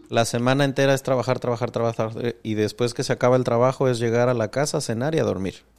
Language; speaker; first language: Spanish; native; Spanish